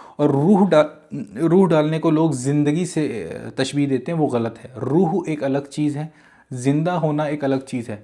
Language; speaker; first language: Urdu; native; Urdu